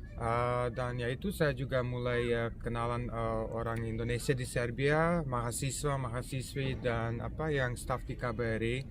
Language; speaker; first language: Indonesian; non-native, fluent; Serbian